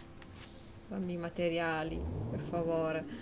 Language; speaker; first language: Italian; native; Italian